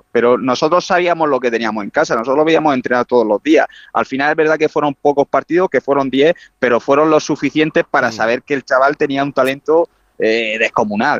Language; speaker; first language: Spanish; native; Spanish